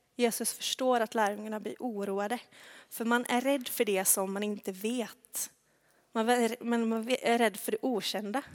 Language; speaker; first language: Swedish; native; Swedish